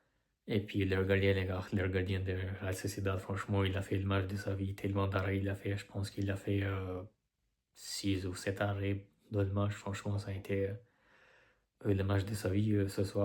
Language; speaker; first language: French; non-native, fluent; Albanian